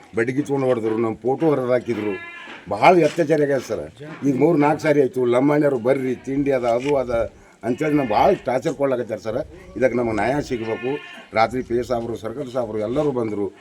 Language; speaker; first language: Kannada; non-native, local second language; Lambadi